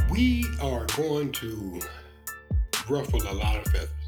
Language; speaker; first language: English; native; English